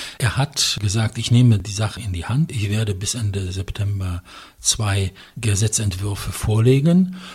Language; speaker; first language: German; non-native, fluent; Polish